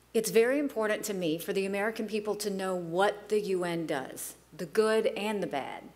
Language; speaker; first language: English; native; English